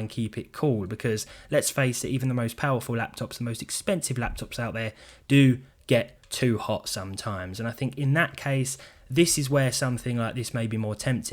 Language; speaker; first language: English; native; English